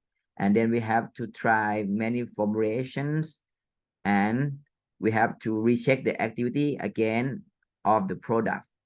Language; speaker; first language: English; non-native, fluent; Thai